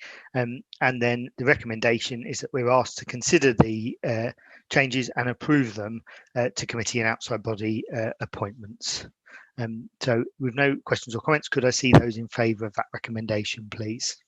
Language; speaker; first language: English; native; English